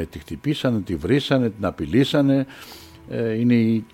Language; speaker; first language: Greek; native; Greek